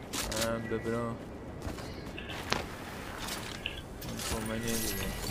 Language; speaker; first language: Italian; native; Italian